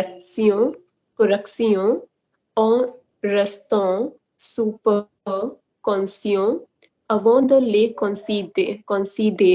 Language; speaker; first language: French; non-native, learner; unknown